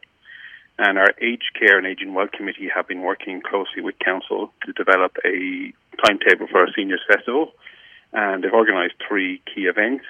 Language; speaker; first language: English; native; English